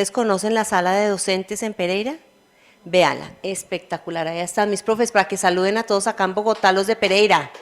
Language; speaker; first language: Spanish; native; Spanish